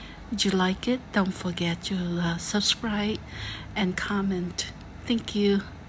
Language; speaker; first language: English; non-native, fluent; Vietnamese